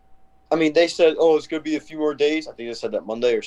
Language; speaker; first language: English; native; English